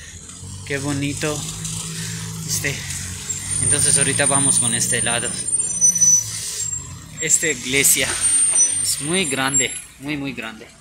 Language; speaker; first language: Spanish; non-native, learner; Urdu